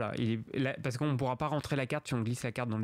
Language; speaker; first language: French; native; French